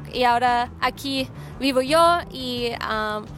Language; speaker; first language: Spanish; non-native, fluent; German